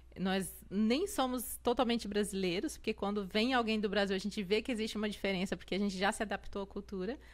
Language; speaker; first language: Portuguese; native; Portuguese